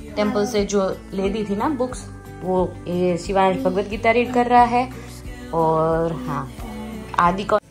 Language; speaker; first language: Hindi; non-native, local second language; Gujarati